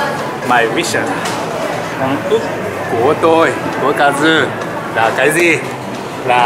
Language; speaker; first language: Vietnamese; non-native, learner; Japanese